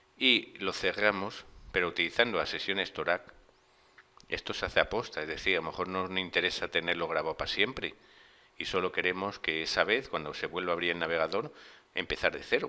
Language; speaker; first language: Spanish; native; Spanish